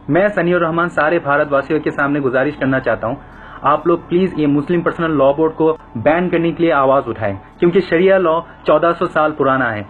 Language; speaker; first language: Hindi; non-native, fluent; Bangla